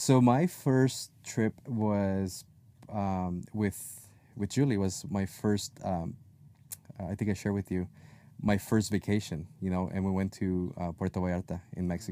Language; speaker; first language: English; non-native, fluent; Spanish